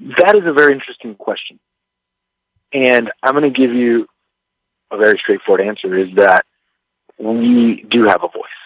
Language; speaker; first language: English; early bilingual, other home language; Spanish